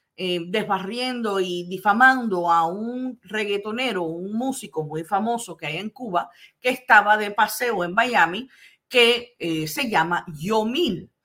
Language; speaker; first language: Spanish; early bilingual, heritage; Spanish